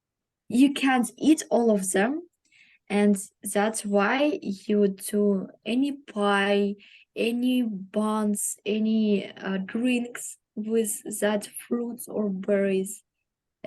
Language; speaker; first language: English; non-native, learner; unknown